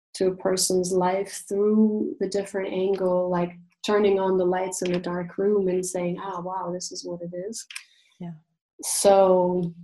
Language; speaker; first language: English; non-native, fluent; Russian